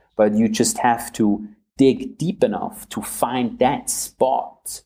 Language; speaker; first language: English; non-native, fluent; German